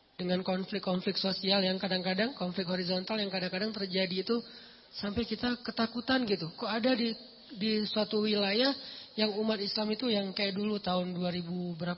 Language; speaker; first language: Indonesian; native; Indonesian